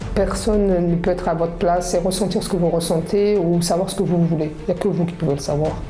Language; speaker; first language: French; early bilingual, other home language; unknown